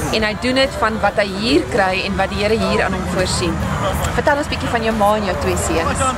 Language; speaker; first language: Afrikaans; native; Afrikaans